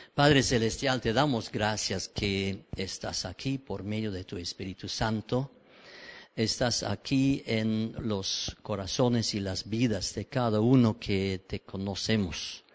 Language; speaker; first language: Spanish; non-native, fluent; English